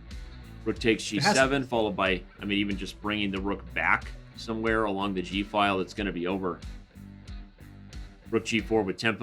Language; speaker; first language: English; native; English